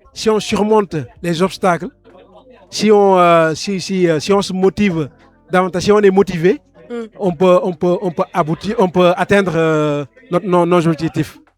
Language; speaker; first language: French; non-native, local second language; Wolof